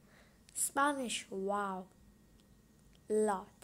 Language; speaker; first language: English; non-native, fluent; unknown